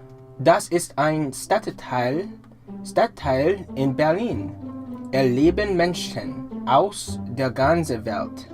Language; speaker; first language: German; non-native, learner; English